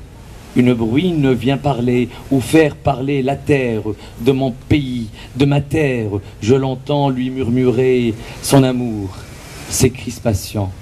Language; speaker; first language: French; non-native, local second language; Arabic